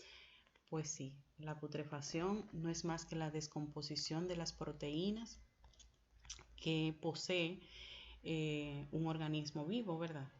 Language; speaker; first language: Spanish; native; Spanish